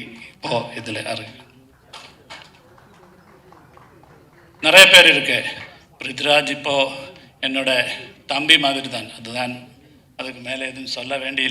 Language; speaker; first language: Tamil; non-native, learner; Malayalam